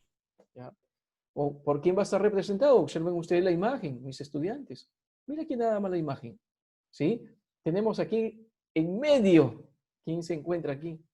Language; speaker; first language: Spanish; native; Spanish